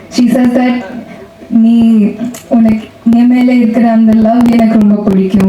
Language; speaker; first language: Tamil; non-native, learner; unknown